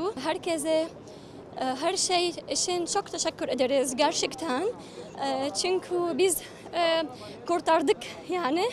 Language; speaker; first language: Turkish; early bilingual, heritage; Turkish